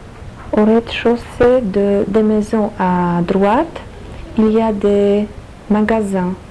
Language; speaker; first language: French; non-native, learner; Polish